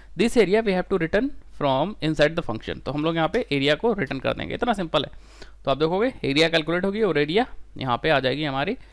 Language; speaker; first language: Hindi; native; Hindi